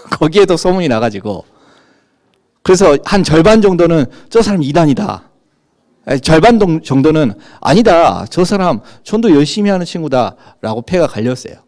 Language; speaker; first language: Korean; native; Korean